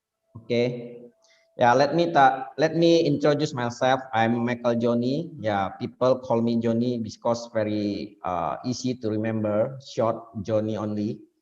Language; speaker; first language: English; non-native, fluent; Indonesian